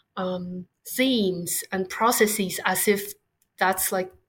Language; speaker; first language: English; non-native, fluent; Chinese